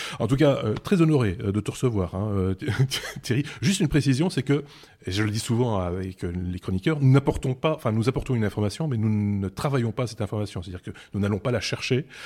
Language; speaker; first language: French; native; French